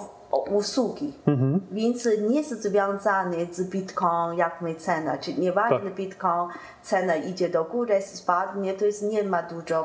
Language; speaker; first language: Polish; non-native, learner; Chinese